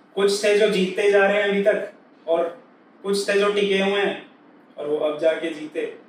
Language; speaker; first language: Hindi; native; Hindi